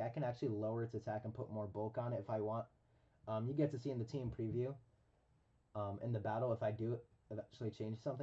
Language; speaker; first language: English; native; English